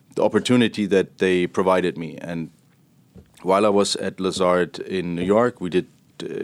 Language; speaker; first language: English; non-native, fluent; German